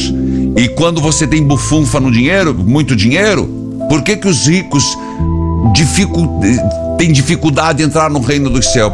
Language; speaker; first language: Portuguese; native; Portuguese